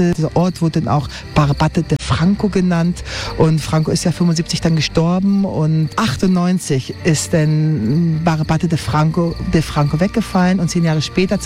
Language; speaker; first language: German; native; German